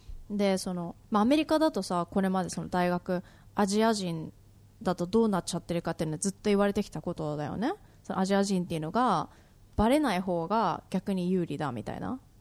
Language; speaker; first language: Japanese; native; Japanese